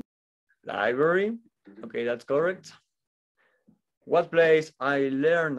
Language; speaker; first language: English; non-native, fluent; Spanish